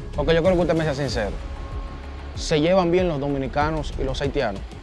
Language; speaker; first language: Spanish; native; Spanish